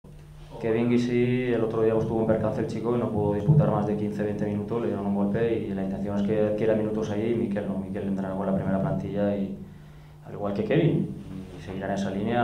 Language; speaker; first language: Spanish; native; Spanish